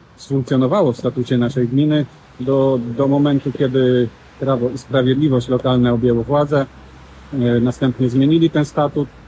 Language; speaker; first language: Polish; native; Polish